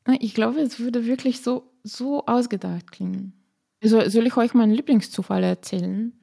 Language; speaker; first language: German; non-native, fluent; Slovenian